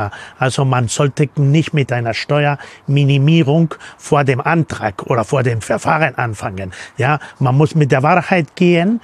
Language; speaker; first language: German; non-native, fluent; Spanish